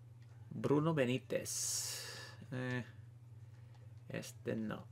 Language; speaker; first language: Spanish; early bilingual, heritage; Spanish